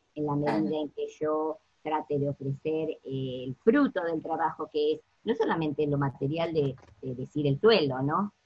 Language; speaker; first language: Spanish; native; Spanish